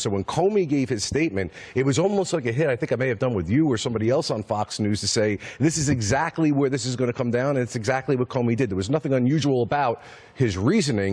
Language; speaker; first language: English; native; English